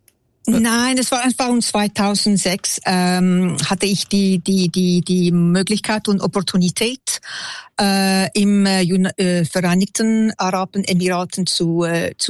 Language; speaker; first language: German; non-native, local second language; French